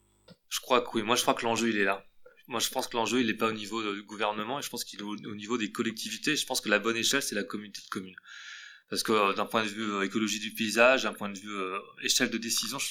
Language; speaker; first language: French; native; French